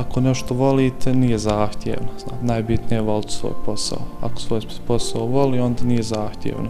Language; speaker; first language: Bosnian; native; Bosnian